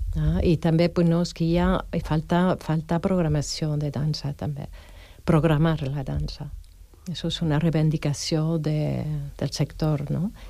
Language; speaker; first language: Catalan; non-native, fluent; French